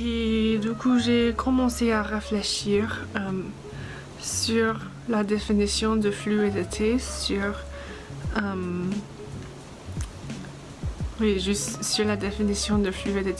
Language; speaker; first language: French; non-native, fluent; English